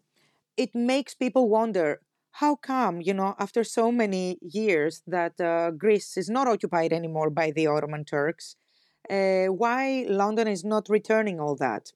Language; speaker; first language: English; non-native, fluent; Greek